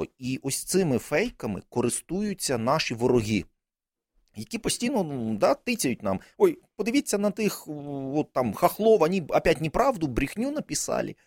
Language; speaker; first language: Ukrainian; native; Ukrainian